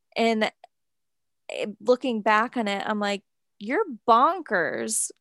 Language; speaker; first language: English; native; English